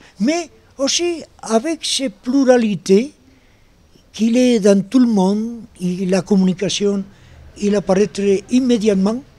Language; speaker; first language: French; non-native, learner; Spanish